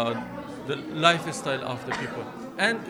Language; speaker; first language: English; non-native, fluent; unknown